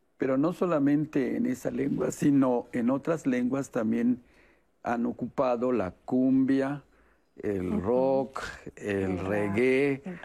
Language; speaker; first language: Spanish; non-native, local second language; Yucateco